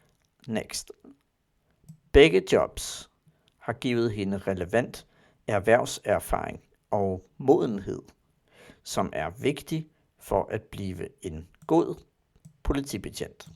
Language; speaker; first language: Danish; non-native, learner; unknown